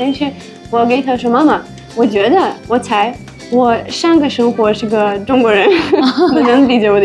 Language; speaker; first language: Chinese; non-native, fluent; Russian